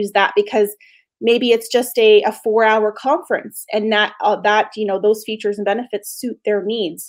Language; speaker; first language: English; native; English